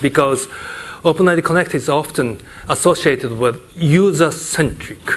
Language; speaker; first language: English; non-native, fluent; Japanese